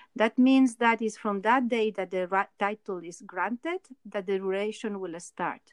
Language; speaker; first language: English; non-native, fluent; Spanish